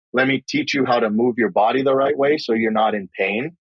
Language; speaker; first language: English; native; English